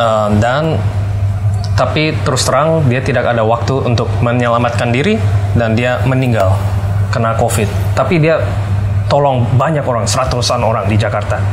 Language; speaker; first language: Indonesian; early bilingual, heritage; English